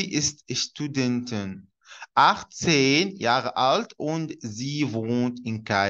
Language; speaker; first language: German; non-native, fluent; Arabic